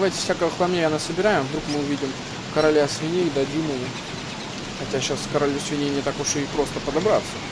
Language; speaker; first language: Russian; native; Russian